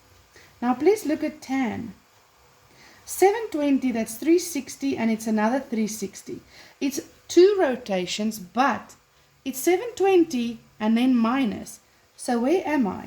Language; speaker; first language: English; non-native, local second language; Afrikaans